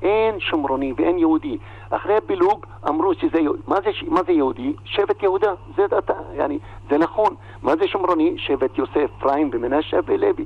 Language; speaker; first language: Hebrew; non-native, local second language; Arabic